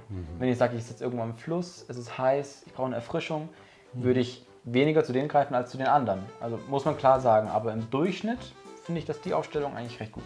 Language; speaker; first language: German; native; German